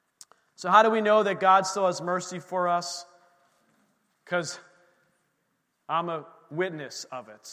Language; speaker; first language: English; native; English